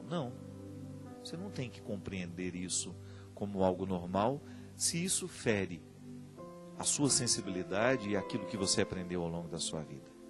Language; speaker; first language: Portuguese; native; Portuguese